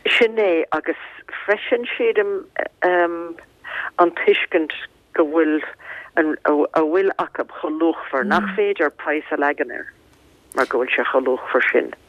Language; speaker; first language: Irish; native; Irish